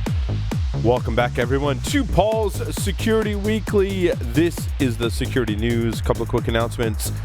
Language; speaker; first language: English; native; English